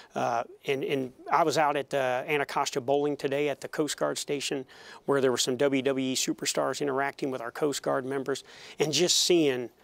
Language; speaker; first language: English; native; English